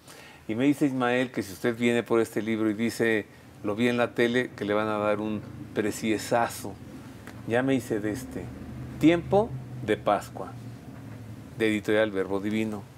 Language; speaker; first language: Spanish; native; Spanish